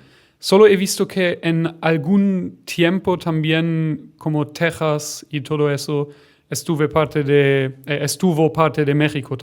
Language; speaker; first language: Spanish; non-native, learner; German